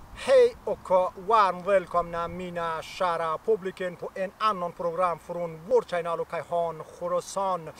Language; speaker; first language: Swedish; non-native, learner; Persian